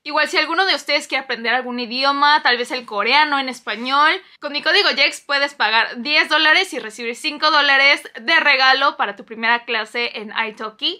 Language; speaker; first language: Spanish; non-native, fluent; Korean